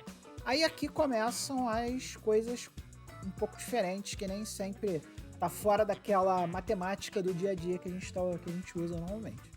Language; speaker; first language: Portuguese; native; Portuguese